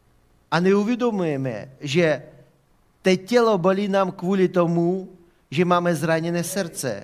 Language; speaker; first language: Czech; non-native, fluent; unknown